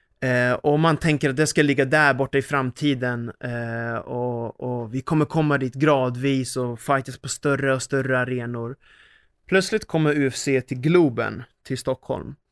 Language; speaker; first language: Swedish; native; Swedish